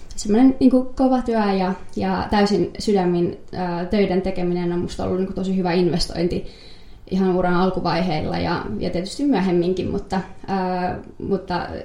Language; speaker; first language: Finnish; native; Finnish